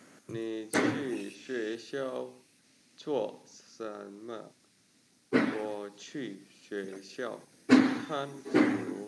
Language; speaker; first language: Chinese; non-native, learner; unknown